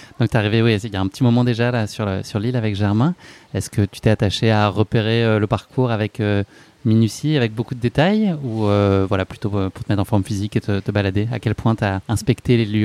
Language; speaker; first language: French; native; French